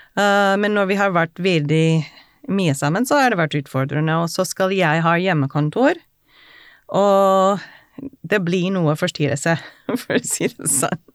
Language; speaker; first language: Norwegian; non-native, fluent; English